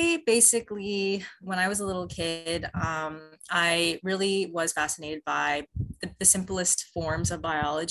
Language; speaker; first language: English; native; English